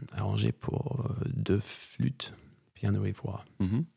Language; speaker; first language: French; non-native, fluent; English